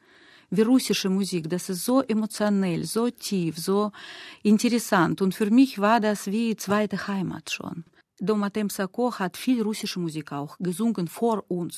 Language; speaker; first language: German; non-native, learner; Russian